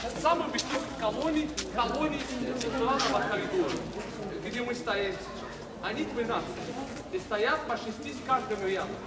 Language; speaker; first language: Russian; non-native, learner; Arabic